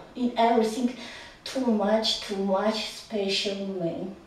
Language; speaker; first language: English; non-native, learner; Georgian